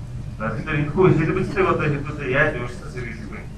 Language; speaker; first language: Mongolian; native; Mongolian